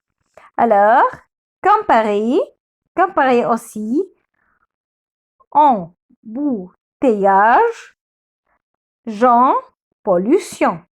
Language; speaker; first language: French; non-native, fluent; Arabic